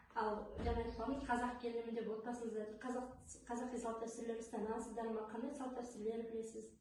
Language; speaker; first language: Kazakh; native; Kazakh